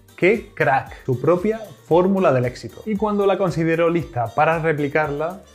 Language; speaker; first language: Spanish; native; Spanish